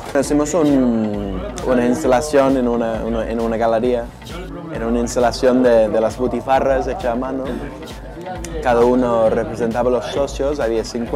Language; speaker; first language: Spanish; non-native, learner; English